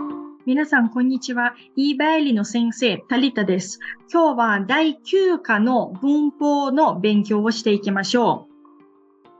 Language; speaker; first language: Japanese; non-native, fluent; Portuguese